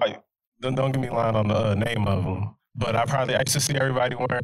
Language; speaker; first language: English; native; English